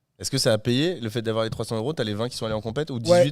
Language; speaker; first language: French; native; French